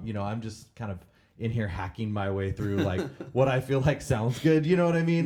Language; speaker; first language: English; native; English